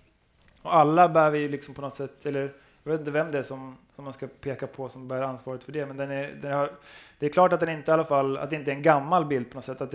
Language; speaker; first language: Swedish; native; Swedish